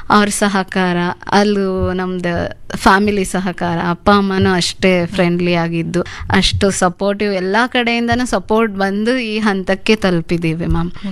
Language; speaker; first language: Kannada; non-native, local second language; Urdu